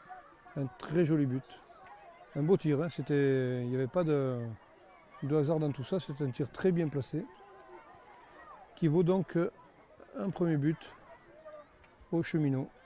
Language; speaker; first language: French; native; French